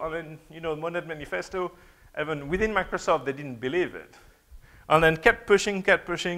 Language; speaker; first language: English; non-native, fluent; French